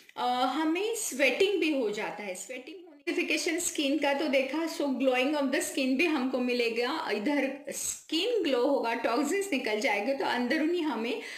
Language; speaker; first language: Hindi; non-native, local second language; Marathi